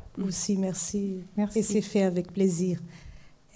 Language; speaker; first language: French; non-native, fluent; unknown